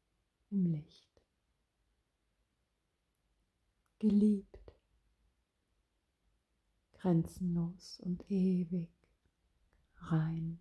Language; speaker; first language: German; native; German